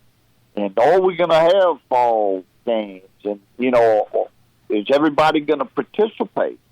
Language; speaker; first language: English; native; English